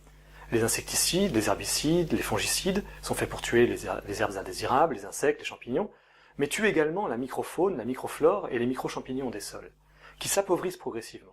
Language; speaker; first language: French; native; French